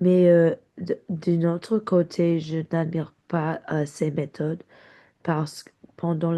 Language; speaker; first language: French; non-native, learner; English